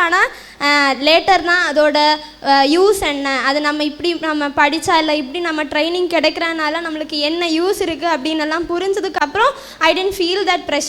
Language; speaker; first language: Tamil; non-native, local second language; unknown